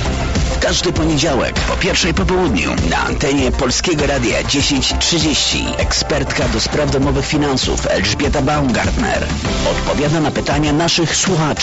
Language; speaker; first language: Polish; native; Polish